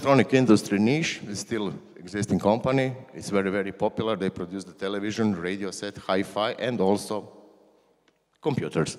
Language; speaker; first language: English; non-native, learner; Croatian